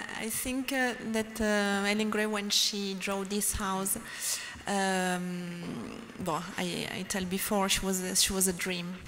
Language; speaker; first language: English; non-native, learner; French